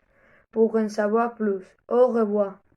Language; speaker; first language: French; non-native, learner; Spanish